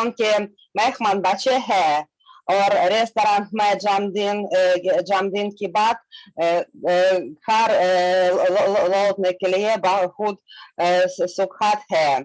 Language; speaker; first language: Hindi; non-native, learner; Russian